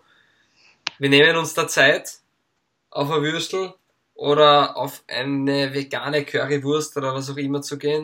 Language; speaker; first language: German; native; German